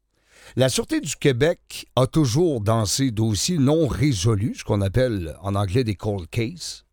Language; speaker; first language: French; native; French